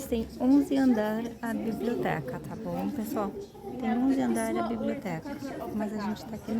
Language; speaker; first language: Portuguese; native; Portuguese